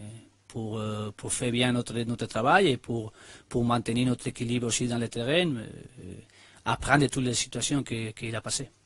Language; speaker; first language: French; non-native, learner; Spanish